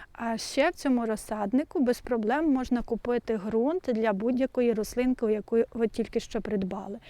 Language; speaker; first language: Ukrainian; native; Ukrainian